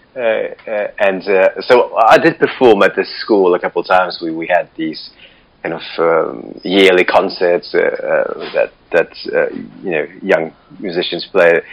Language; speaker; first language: English; non-native, fluent; Russian